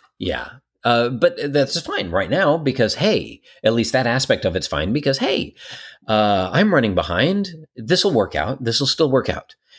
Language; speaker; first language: English; native; English